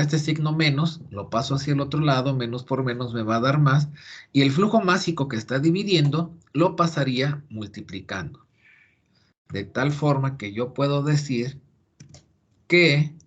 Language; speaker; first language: Spanish; native; Spanish